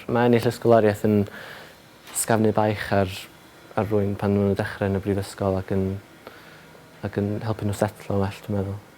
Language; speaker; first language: Welsh; native; Welsh